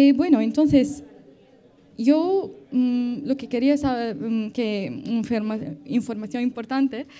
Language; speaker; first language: Spanish; non-native, fluent; Arabic